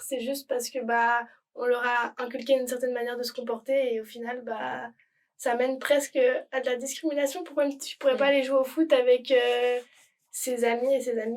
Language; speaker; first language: French; native; French